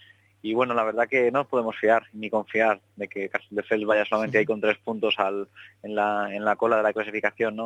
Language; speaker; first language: Spanish; native; Spanish